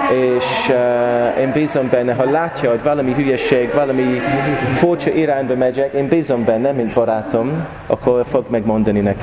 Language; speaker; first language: Hungarian; non-native, learner; English